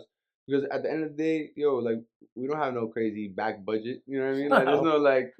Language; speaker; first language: English; native; English